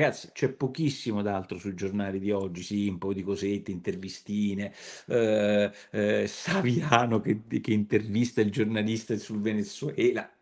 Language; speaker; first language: Italian; native; Italian